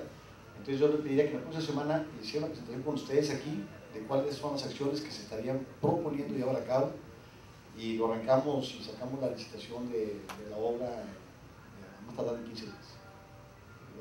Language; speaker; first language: Spanish; native; Spanish